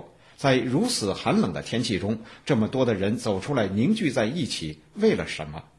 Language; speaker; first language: Chinese; native; Chinese